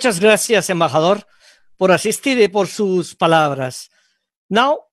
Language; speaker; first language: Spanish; non-native, learner; Bangla